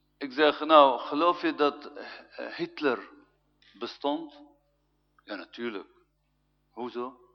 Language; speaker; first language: Dutch; non-native, fluent; Arabic